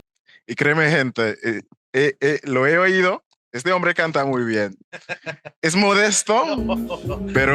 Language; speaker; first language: Spanish; non-native, fluent; English